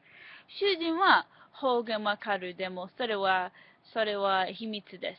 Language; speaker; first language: Japanese; non-native, learner; English